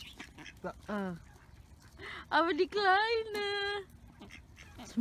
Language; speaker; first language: German; non-native, learner; Indonesian